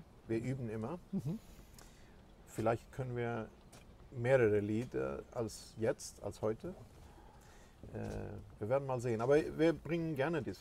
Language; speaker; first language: German; non-native, fluent; Swedish